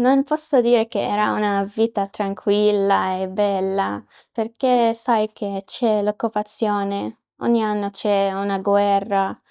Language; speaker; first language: Italian; non-native, learner; Arabic